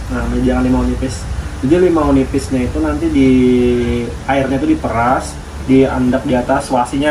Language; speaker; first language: Indonesian; non-native, local second language; Banjar